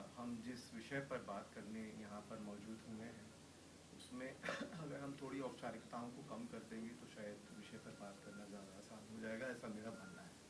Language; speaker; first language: Hindi; native; Hindi